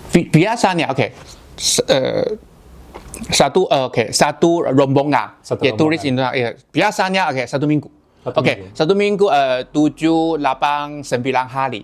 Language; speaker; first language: Indonesian; non-native, learner; Chinese